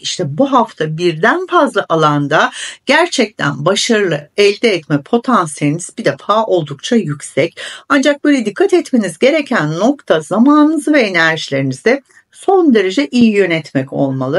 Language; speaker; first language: Turkish; native; Turkish